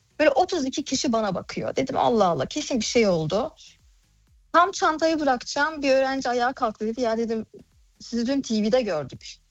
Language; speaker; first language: Turkish; early bilingual, heritage; Turkish